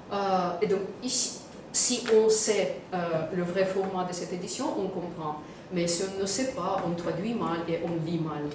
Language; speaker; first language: French; non-native, fluent; Russian